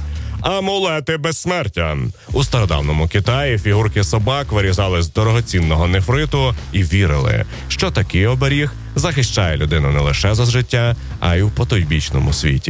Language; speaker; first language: Ukrainian; native; Ukrainian